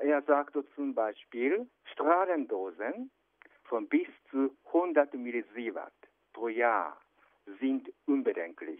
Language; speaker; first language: German; non-native, fluent; Japanese